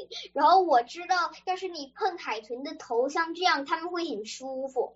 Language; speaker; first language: Chinese; early bilingual, other home language; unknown